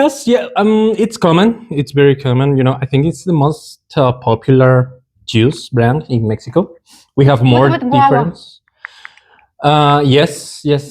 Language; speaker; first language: English; non-native, learner; Spanish